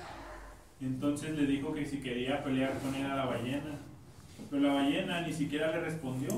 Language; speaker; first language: Spanish; native; Spanish